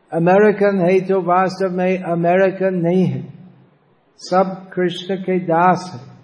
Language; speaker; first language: Hindi; non-native, fluent; English